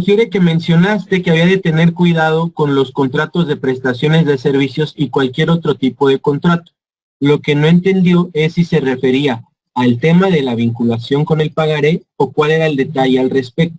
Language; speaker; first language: Spanish; native; Spanish